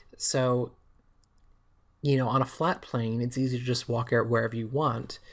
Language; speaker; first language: English; native; English